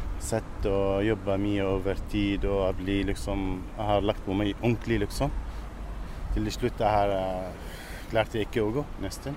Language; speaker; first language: Norwegian; non-native, learner; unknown